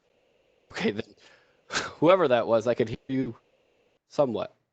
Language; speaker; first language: English; native; English